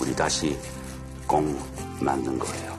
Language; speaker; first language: Korean; non-native, learner; English